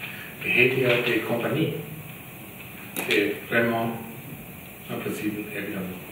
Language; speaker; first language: French; non-native, learner; German